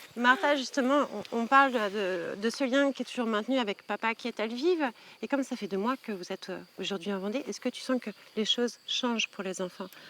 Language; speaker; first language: French; native; French